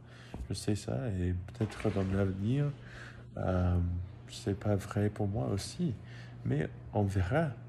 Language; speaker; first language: French; non-native, learner; English